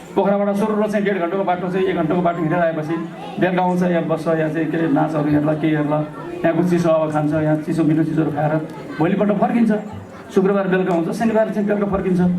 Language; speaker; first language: Nepali; non-native, local second language; Gurung